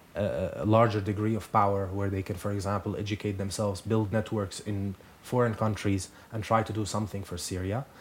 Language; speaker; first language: English; non-native, fluent; Arabic